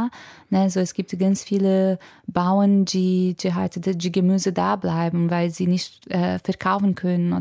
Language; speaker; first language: German; non-native, fluent; Portuguese